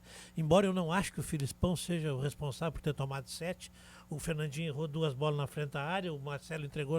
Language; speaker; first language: Portuguese; native; Portuguese